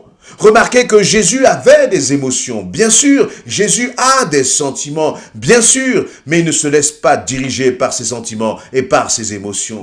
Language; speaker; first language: French; native; French